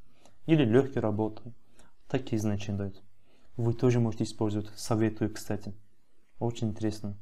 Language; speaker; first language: Russian; non-native, fluent; Turkish